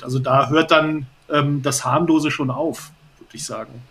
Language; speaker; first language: German; native; German